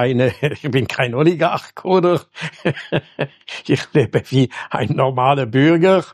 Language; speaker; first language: German; non-native, local second language; French